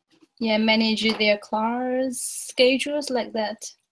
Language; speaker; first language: English; non-native, learner; Chinese